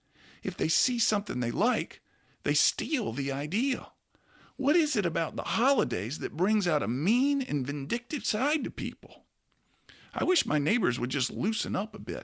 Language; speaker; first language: English; native; English